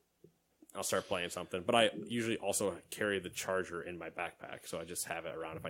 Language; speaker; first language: English; native; English